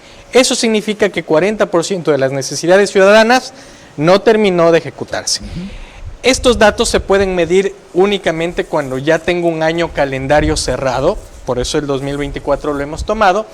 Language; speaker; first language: Spanish; native; Spanish